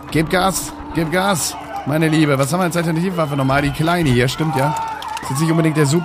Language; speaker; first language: German; native; German